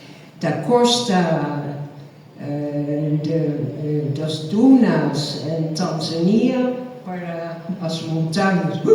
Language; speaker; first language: Portuguese; non-native, fluent; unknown